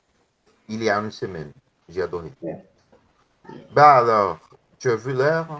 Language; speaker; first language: French; non-native, learner; Portuguese